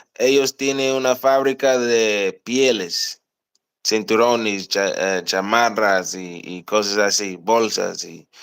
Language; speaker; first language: Spanish; non-native, fluent; English